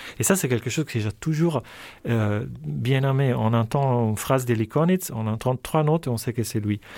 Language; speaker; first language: French; non-native, fluent; Italian